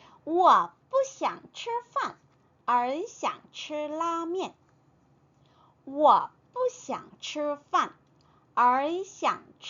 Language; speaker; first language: Chinese; non-native, fluent; Korean